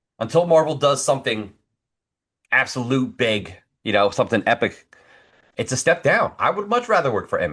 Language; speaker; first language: English; native; English